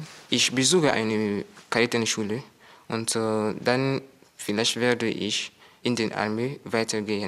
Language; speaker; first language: German; non-native, learner; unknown